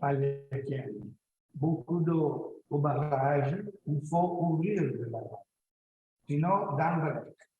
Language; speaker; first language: French; non-native, learner; Italian